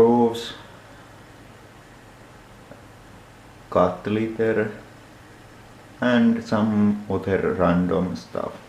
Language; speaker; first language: English; non-native, fluent; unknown